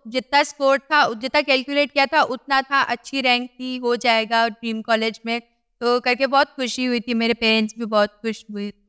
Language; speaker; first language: Hindi; native; Hindi